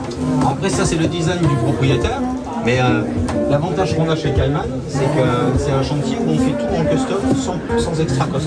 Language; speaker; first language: French; native; French